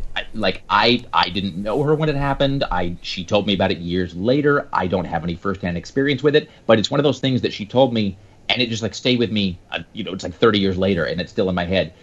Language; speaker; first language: English; native; English